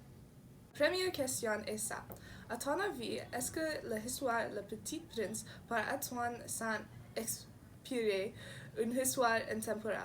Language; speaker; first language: French; non-native, local second language; English